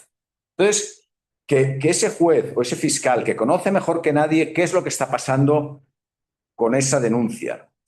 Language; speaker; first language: Spanish; native; Spanish